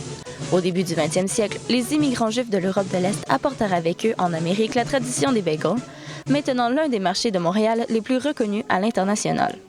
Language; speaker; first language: French; native; French